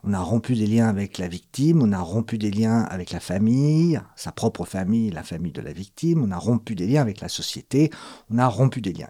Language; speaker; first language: French; native; French